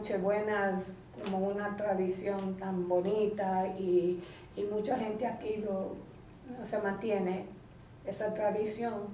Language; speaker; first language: Spanish; early bilingual, heritage; Spanish